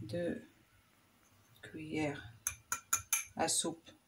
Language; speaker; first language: French; non-native, local second language; Arabic